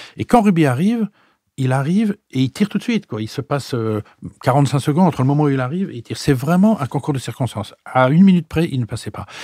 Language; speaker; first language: French; native; French